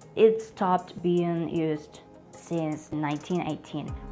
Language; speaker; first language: English; non-native, fluent; Spanish